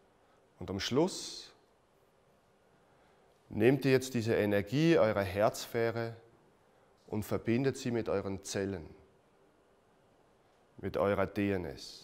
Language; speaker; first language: German; native; German